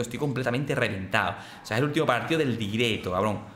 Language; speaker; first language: Spanish; native; Spanish